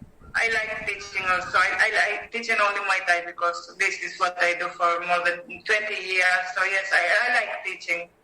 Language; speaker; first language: English; non-native, learner; Greek